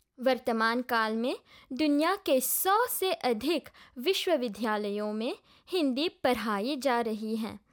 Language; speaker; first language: Hindi; non-native, local second language; Morisyen